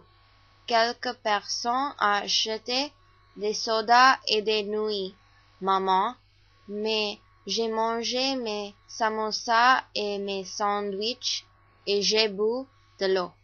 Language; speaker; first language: French; non-native, learner; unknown